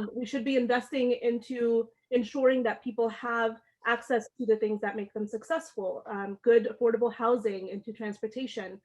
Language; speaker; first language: English; early bilingual, other home language; Amharic